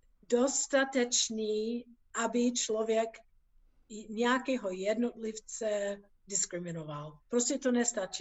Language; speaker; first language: Czech; non-native, fluent; English